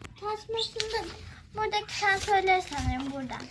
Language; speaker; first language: Turkish; native; Turkish